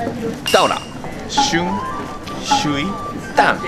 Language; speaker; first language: Chinese; non-native, learner; Japanese